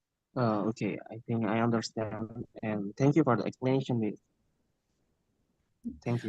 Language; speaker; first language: English; non-native, learner; Indonesian